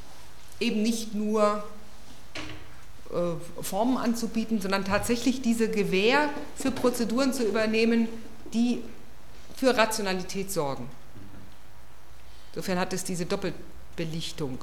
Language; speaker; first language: German; native; German